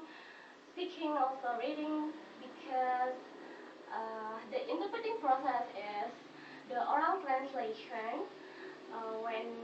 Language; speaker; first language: English; non-native, fluent; Indonesian